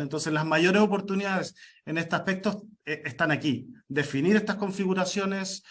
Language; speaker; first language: Spanish; native; Spanish